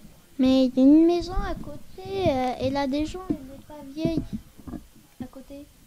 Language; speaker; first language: French; early bilingual, other home language; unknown